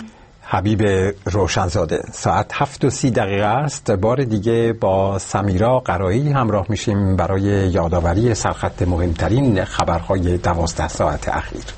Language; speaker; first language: Persian; native; Persian